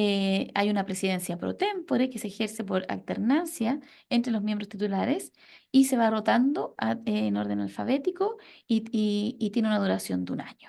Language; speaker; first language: Spanish; native; Spanish